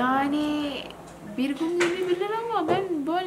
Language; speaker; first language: Turkish; non-native, learner; Indonesian